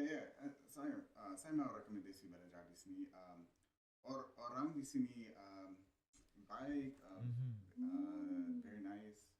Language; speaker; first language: Indonesian; non-native, learner; English